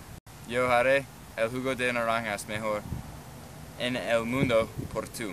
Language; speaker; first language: Spanish; non-native, learner; English